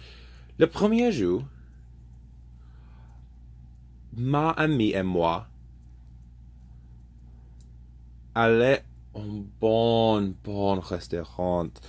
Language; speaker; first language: French; non-native, learner; English